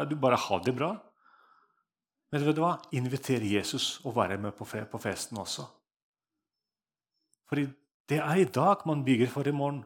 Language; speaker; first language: Norwegian; non-native, fluent; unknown